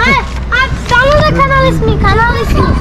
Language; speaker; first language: Turkish; native; Turkish